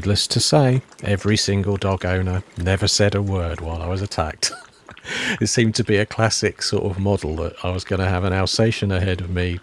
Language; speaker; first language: English; native; English